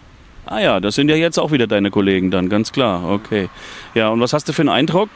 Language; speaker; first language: German; native; German